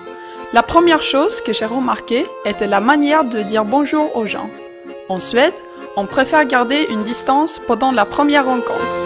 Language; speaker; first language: French; non-native, fluent; Swedish